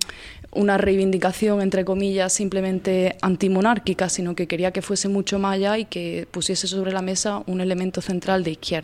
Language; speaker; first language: Spanish; native; Spanish